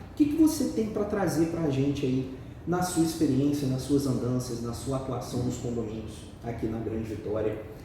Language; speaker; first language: Portuguese; native; Portuguese